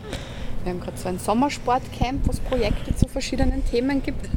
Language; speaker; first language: German; native; German